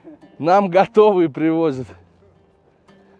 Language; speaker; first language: Russian; native; Russian